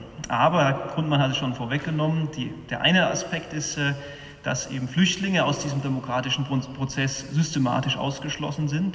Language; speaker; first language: German; native; German